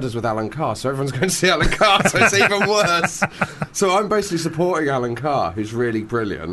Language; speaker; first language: English; native; English